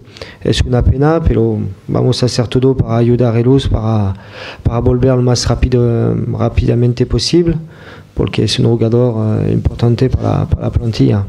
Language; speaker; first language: Spanish; non-native, fluent; French